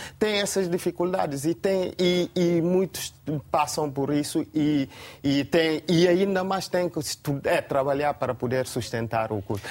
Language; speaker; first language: Portuguese; non-native, local second language; Upper Guinea Crioulo